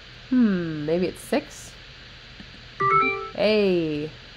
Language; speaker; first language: English; native; English